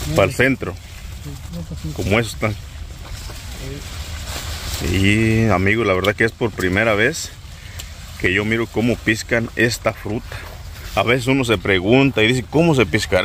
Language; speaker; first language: Spanish; native; Spanish